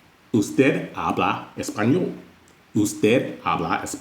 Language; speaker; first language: Spanish; non-native, fluent; English